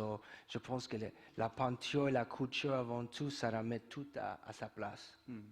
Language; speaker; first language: French; non-native, fluent; English